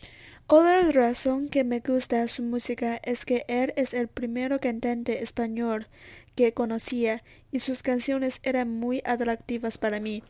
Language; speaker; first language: Spanish; non-native, learner; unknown